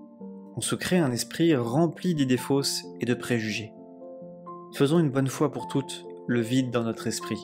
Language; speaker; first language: French; native; French